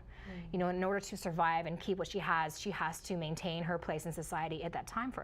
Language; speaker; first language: English; early bilingual, other home language; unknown